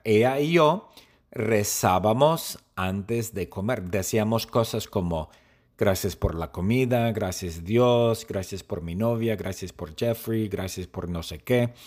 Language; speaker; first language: Spanish; non-native, learner; English